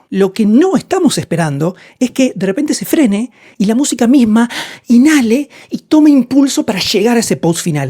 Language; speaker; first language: Spanish; native; Spanish